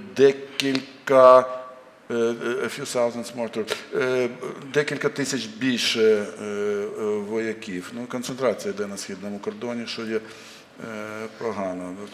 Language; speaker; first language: Ukrainian; non-native, local second language; Russian